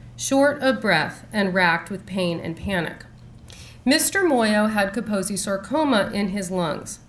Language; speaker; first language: English; native; English